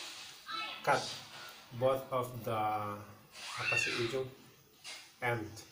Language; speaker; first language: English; non-native, learner; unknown